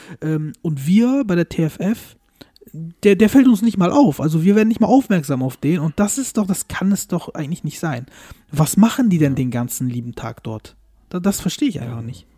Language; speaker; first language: German; early bilingual, other home language; Turkish